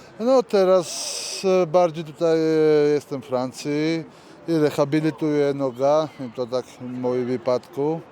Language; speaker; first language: Polish; non-native, learner; Georgian